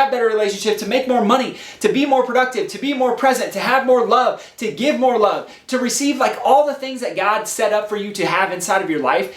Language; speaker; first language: English; native; English